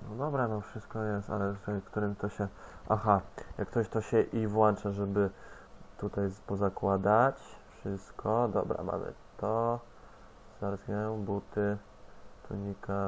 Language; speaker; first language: Polish; native; Polish